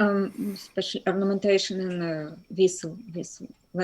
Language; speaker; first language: English; non-native, fluent; Russian